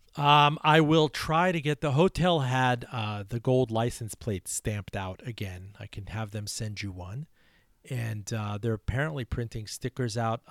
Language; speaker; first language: English; early bilingual, other home language; Persian